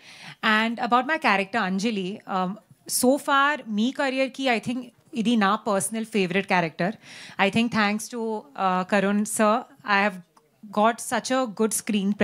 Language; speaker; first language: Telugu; non-native, learner; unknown